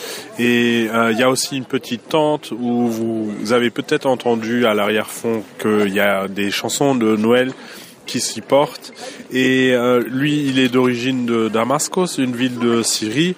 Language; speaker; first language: French; non-native, fluent; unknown